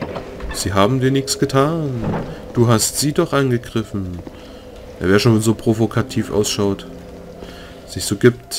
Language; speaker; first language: German; native; German